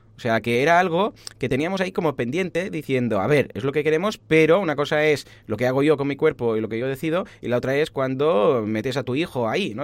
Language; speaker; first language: Spanish; native; Spanish